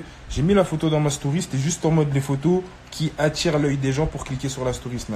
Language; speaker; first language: French; native; French